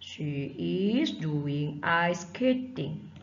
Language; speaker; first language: English; non-native, local second language; Malay